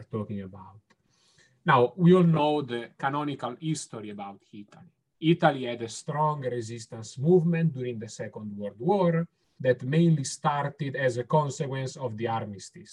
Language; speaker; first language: English; non-native, fluent; Italian